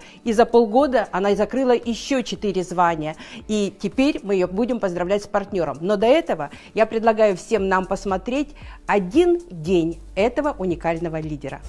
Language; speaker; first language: Russian; native; Russian